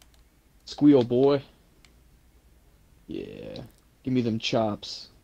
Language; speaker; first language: English; native; English